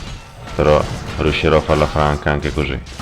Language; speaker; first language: Italian; native; Italian